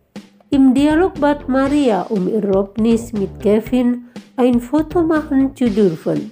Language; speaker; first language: German; non-native, fluent; Indonesian